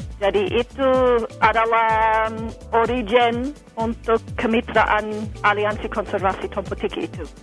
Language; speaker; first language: Indonesian; non-native, fluent; English